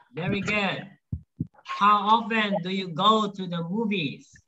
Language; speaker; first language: English; non-native, fluent; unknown